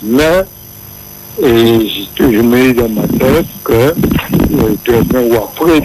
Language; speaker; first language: French; non-native, local second language; Guadeloupean Creole French